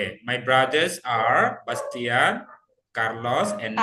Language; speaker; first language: English; non-native, fluent; Indonesian